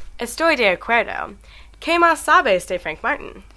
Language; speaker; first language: Spanish; non-native, learner; English